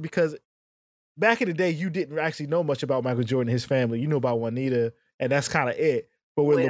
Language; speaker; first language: English; native; English